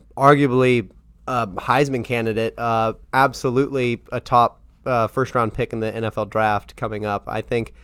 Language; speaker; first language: English; native; English